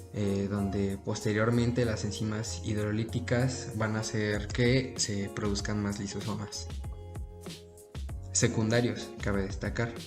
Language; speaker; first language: Spanish; native; Spanish